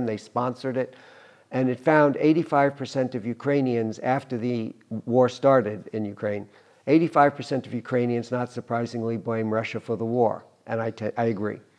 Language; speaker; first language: English; native; English